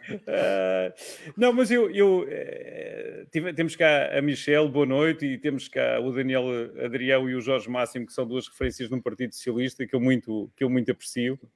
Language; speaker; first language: Portuguese; native; Portuguese